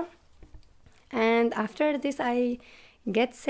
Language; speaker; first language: English; non-native, learner; Arabic